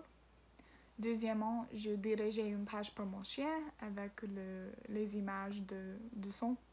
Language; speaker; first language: French; non-native, learner; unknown